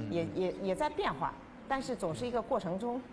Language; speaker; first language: Chinese; native; Chinese